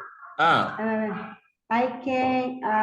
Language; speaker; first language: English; non-native, learner; Spanish